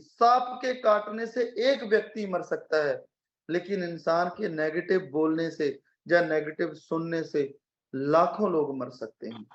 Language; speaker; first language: Hindi; non-native, local second language; Punjabi